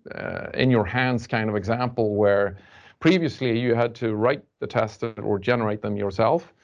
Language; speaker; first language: English; non-native, fluent; Swedish